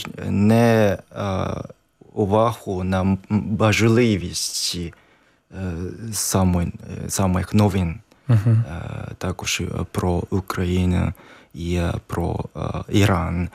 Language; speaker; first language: Ukrainian; non-native, learner; Japanese